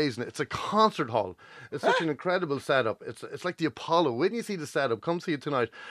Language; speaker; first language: English; native; English